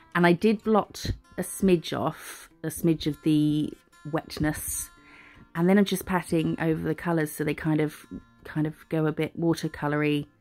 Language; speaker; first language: English; native; English